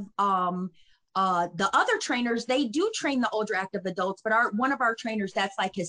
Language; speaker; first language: English; native; English